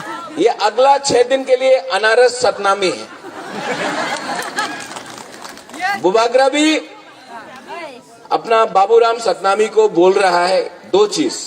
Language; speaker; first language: Hindi; non-native, local second language; Kok Borok